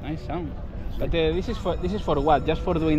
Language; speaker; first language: English; non-native, learner; Spanish